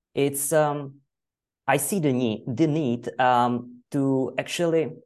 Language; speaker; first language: English; non-native, fluent; Czech